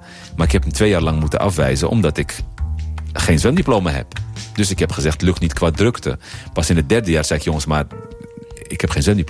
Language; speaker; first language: Dutch; early bilingual, other home language; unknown